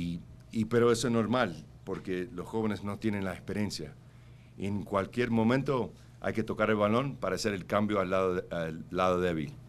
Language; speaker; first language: Spanish; early bilingual, heritage; Spanish